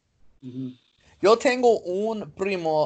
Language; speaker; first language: Spanish; non-native, learner; English